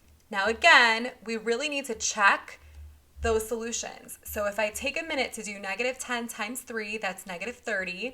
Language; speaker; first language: English; native; English